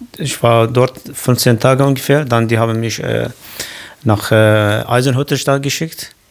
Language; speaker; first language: German; non-native, learner; Kurdish